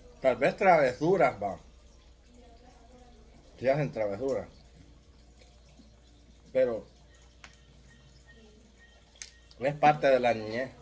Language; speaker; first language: Spanish; native; Spanish